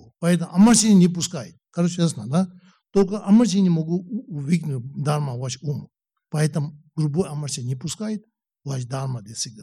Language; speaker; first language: Russian; non-native, learner; Tibetan